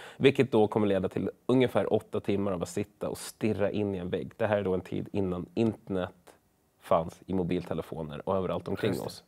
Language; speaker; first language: Swedish; early bilingual, other home language; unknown